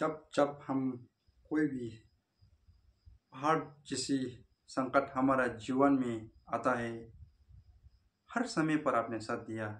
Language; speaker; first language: Hindi; non-native, local second language; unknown